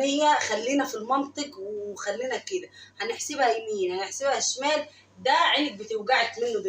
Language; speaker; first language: Arabic; native; Arabic